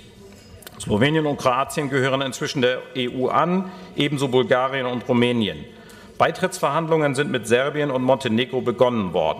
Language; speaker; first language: German; native; German